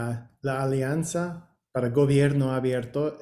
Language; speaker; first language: Spanish; non-native, learner; English